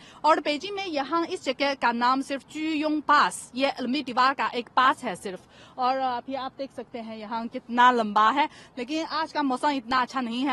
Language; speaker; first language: Hindi; non-native, fluent; Chinese